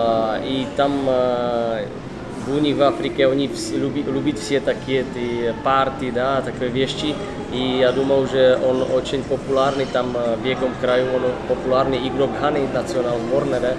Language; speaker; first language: Russian; non-native, learner; Czech